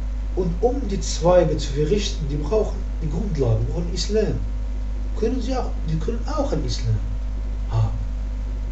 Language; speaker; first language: German; non-native, learner; Arabic